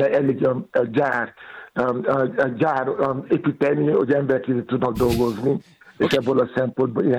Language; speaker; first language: Hungarian; non-native, fluent; Yoruba